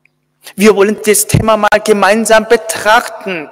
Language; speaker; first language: German; non-native, fluent; Korean